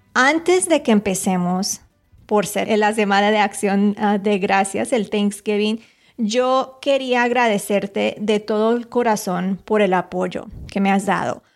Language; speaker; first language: Spanish; native; Spanish